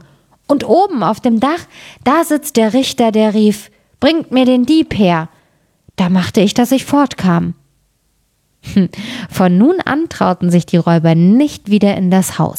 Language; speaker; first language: German; native; German